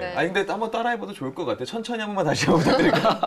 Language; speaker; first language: Korean; native; Korean